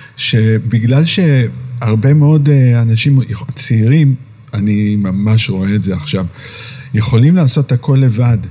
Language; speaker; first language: Hebrew; native; Hebrew